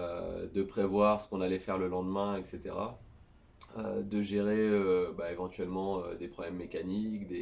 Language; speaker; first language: French; native; French